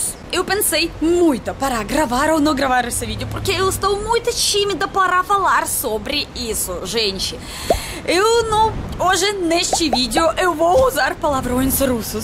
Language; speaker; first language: Portuguese; non-native, fluent; Russian